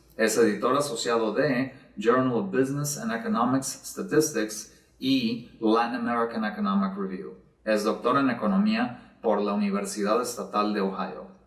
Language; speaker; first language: Spanish; native; Spanish